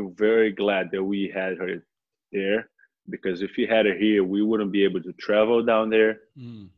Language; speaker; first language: English; non-native, fluent; Portuguese